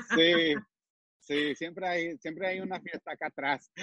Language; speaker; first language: Spanish; early bilingual, heritage; Spanish